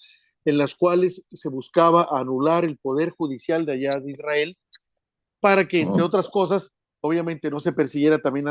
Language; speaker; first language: Spanish; native; Spanish